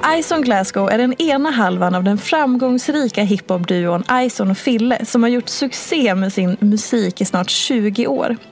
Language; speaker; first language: Swedish; native; Swedish